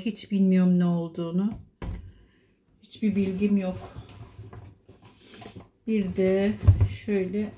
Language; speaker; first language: Turkish; native; Turkish